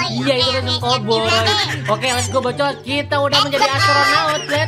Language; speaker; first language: Indonesian; native; Indonesian